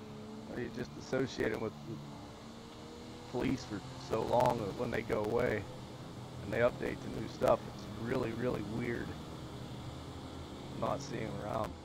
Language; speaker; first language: English; native; English